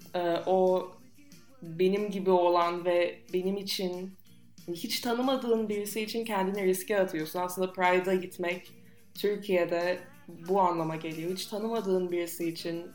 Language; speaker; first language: Turkish; non-native, fluent; English